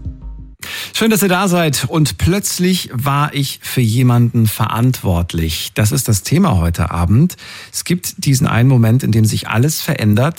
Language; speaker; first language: German; native; German